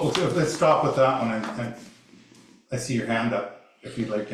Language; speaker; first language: English; native; English